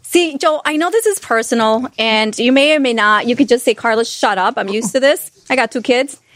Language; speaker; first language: English; non-native, fluent; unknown